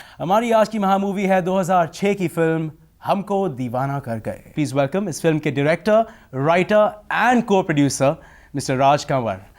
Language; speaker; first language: Hindi; native; Hindi